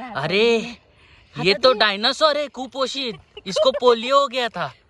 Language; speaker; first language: Hindi; non-native, local second language; Marathi